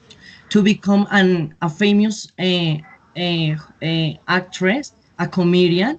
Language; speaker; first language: English; non-native, fluent; Spanish